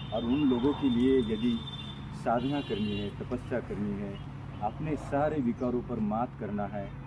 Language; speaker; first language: Hindi; non-native, local second language; Marathi